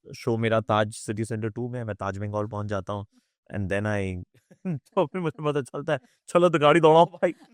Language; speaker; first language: Hindi; native; Hindi